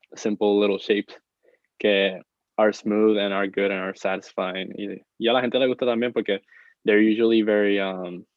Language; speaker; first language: English; non-native, fluent; Spanish